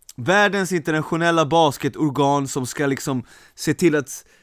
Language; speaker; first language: Swedish; non-native, fluent; Serbian